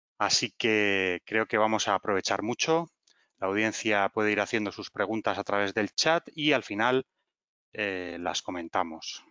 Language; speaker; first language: Spanish; native; Spanish